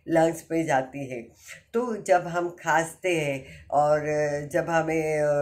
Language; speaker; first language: Hindi; non-native, local second language; Marathi